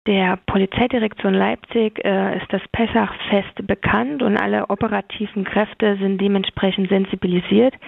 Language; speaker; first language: German; native; German